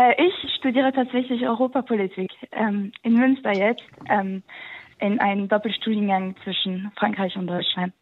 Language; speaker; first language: German; non-native, fluent; French